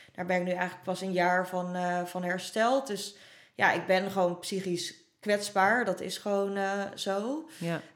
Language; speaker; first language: Dutch; native; Dutch